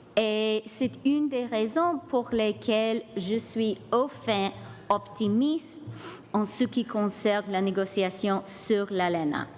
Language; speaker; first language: French; non-native, local second language; English